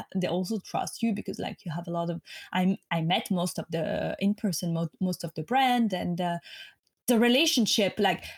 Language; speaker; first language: English; non-native, fluent; French